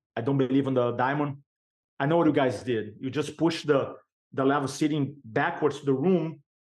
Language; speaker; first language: English; non-native, fluent; Portuguese